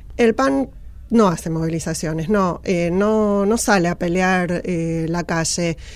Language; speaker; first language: Spanish; native; Spanish